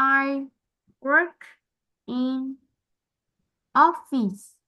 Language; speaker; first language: English; non-native, learner; Vietnamese